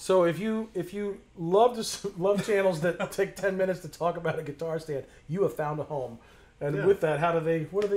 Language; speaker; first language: English; native; English